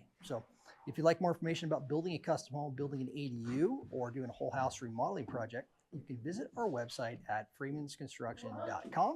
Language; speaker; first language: English; native; English